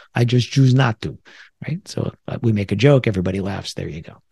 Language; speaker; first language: English; native; English